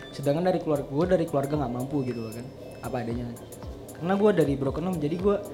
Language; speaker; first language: Indonesian; native; Indonesian